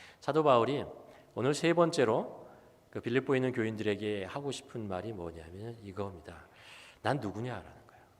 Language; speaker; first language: Korean; native; Korean